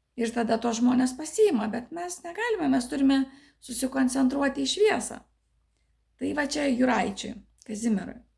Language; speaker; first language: Lithuanian; native; Lithuanian